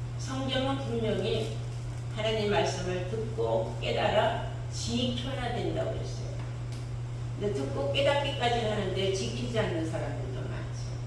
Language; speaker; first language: Korean; native; Korean